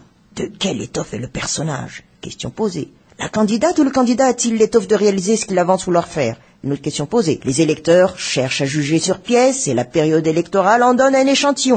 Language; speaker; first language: French; non-native, local second language; Malagasy